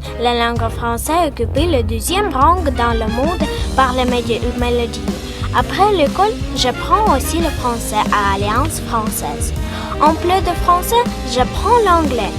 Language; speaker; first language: French; non-native, learner; Ukrainian